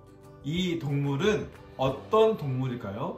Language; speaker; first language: Korean; native; Korean